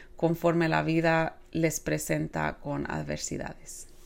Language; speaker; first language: Spanish; early bilingual, heritage; Spanish